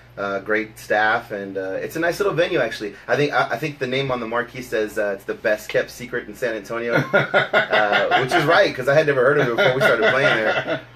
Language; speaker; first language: English; native; English